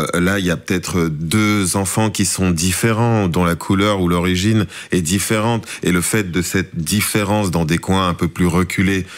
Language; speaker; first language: French; native; French